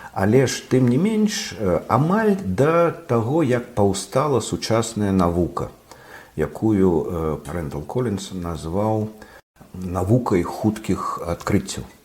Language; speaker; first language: Belarusian; non-native, local second language; Russian